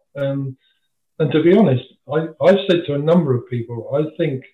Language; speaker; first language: English; native; English